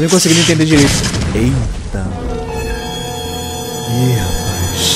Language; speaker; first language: Portuguese; native; Portuguese